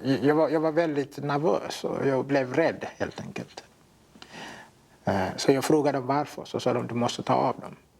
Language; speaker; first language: Swedish; non-native, fluent; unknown